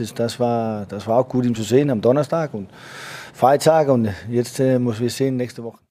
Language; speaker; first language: German; non-native, learner; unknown